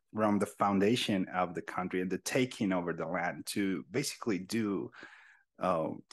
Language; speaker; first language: English; non-native, fluent; Spanish